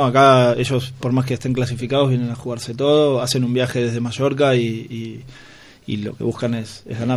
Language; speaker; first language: Spanish; native; Spanish